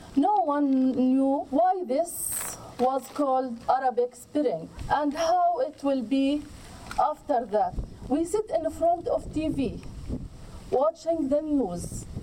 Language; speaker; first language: English; non-native, learner; Arabic